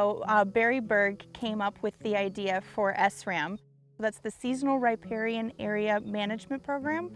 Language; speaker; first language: English; native; English